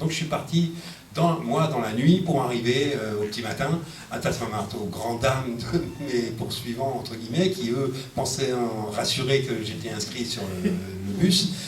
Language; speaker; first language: French; native; French